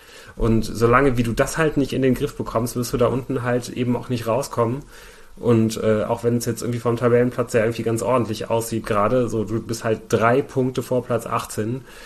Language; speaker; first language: German; native; German